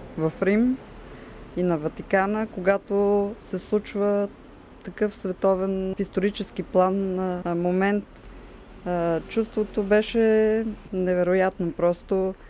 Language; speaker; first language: Bulgarian; native; Bulgarian